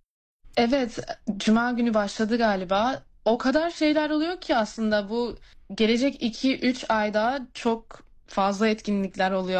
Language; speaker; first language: Turkish; early bilingual, heritage; Turkish